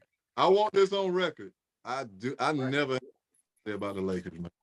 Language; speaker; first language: English; native; English